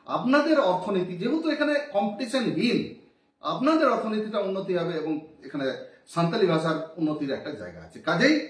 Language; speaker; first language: Bangla; non-native, local second language; Santali